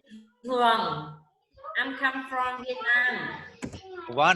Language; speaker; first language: English; non-native, learner; Vietnamese